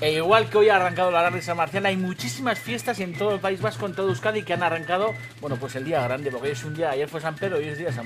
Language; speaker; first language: Spanish; native; Spanish